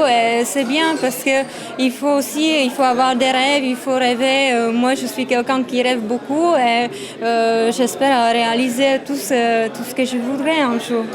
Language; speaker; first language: French; non-native, fluent; Czech